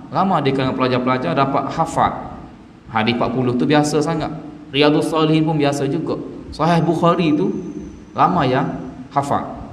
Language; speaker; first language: Malay; native; Malay